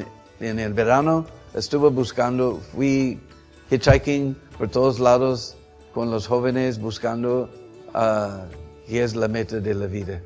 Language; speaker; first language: Spanish; non-native, fluent; English